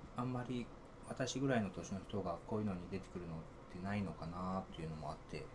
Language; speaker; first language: Japanese; native; Japanese